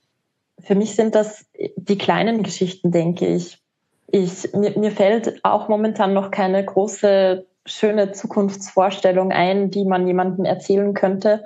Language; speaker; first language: German; native; German